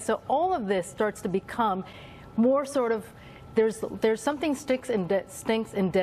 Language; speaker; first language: English; native; English